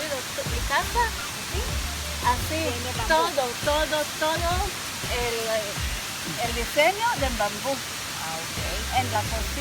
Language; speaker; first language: Spanish; non-native, fluent; Hebrew